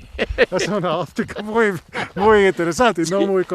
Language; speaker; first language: Spanish; non-native, learner; English